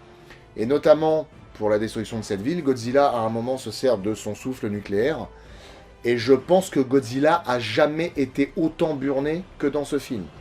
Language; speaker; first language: French; native; French